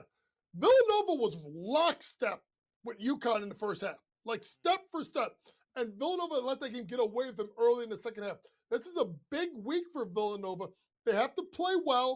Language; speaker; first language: English; native; English